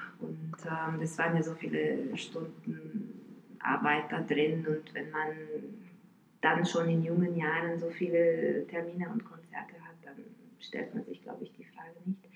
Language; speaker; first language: German; non-native, fluent; Romanian